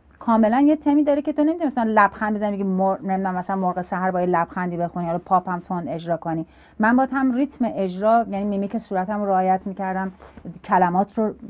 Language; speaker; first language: Persian; native; Persian